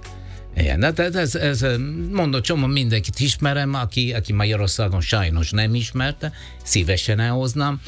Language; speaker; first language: Hungarian; non-native, fluent; Italian